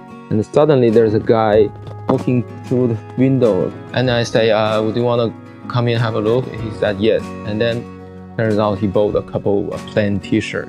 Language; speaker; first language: English; non-native, fluent; Chinese